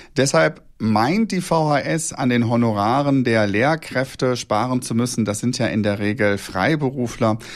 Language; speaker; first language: German; native; German